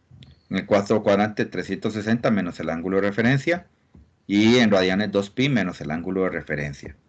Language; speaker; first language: Spanish; native; Spanish